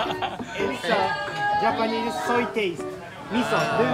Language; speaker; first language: English; non-native, learner; Japanese